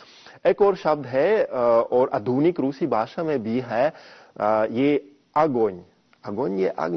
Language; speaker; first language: Hindi; non-native, fluent; Russian